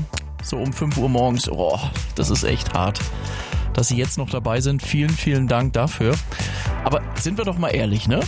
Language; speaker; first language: German; native; German